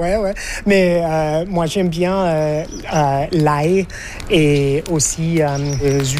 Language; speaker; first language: French; non-native, fluent; English